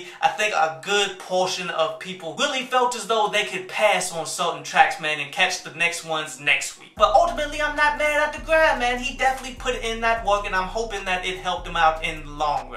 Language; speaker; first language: English; native; English